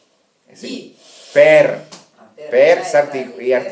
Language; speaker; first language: Italian; non-native, fluent; Russian